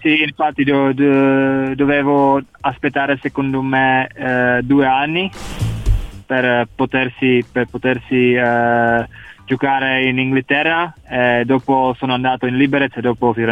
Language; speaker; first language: Italian; non-native, learner; Czech